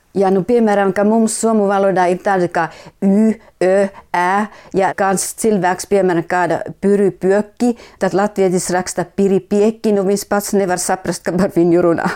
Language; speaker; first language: Latvian; non-native, fluent; Finnish